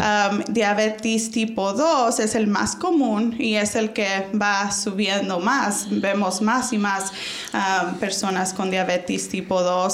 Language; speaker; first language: Spanish; early bilingual, heritage; Spanish